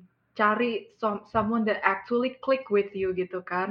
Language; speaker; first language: English; non-native, fluent; Indonesian